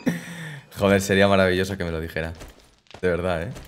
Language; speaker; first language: Spanish; native; Spanish